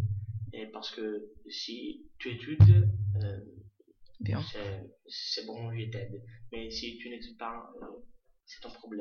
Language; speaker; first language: French; non-native, learner; Italian